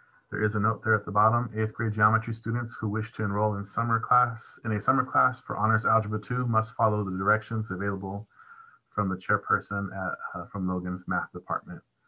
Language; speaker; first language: English; early bilingual, other home language; Spanish